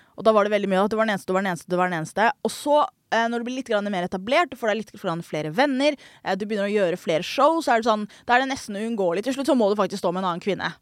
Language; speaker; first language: Norwegian; early bilingual, other home language; Somali